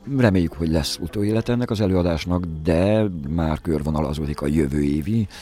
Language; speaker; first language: Hungarian; native; Hungarian